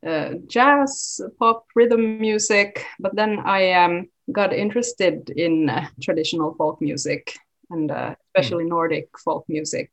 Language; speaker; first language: English; non-native, fluent; Swedish